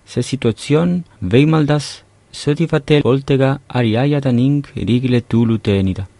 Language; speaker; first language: Estonian; non-native, fluent; Spanish